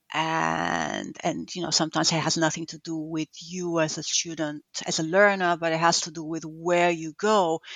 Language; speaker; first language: English; non-native, fluent; Italian